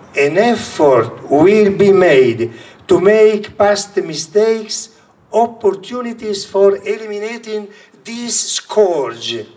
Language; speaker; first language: English; non-native, fluent; Italian